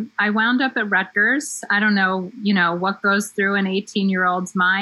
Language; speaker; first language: English; native; English